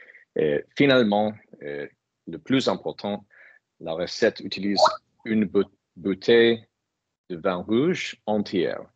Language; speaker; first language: French; non-native, fluent; English